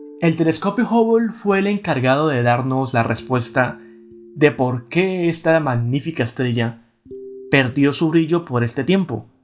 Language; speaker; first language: Spanish; native; Spanish